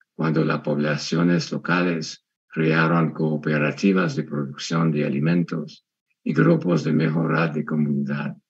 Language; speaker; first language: Spanish; non-native, fluent; French